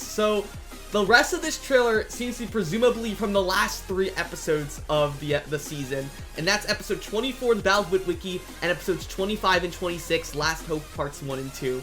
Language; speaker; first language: English; native; English